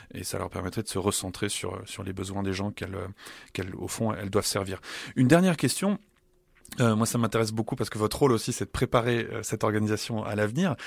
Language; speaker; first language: French; native; French